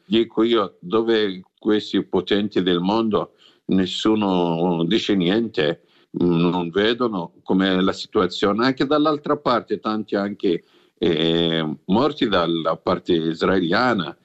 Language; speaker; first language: Italian; non-native, fluent; Arabic